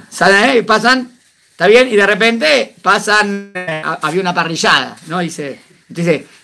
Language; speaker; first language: Spanish; native; Spanish